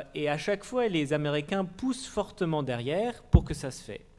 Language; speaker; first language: French; non-native, fluent; German